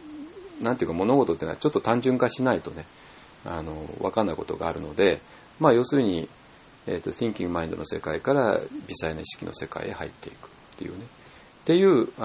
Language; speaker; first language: Japanese; native; Japanese